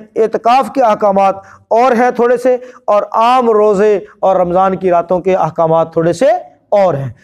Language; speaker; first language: Urdu; non-native, local second language; Punjabi